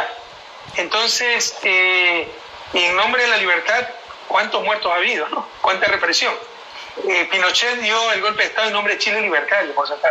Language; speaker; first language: Spanish; native; Spanish